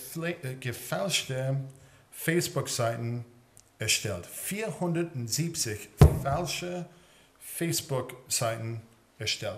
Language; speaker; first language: German; early bilingual, heritage; English